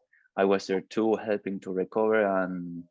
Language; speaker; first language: English; non-native, learner; Spanish